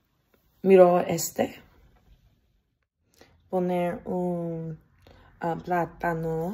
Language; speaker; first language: Spanish; non-native, learner; English